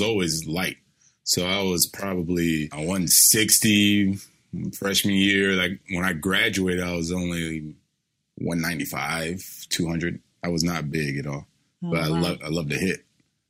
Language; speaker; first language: English; native; English